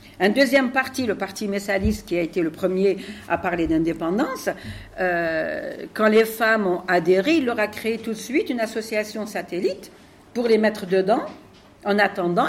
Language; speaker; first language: French; non-native, local second language; Arabic